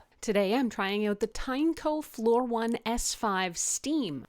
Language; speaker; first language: English; native; English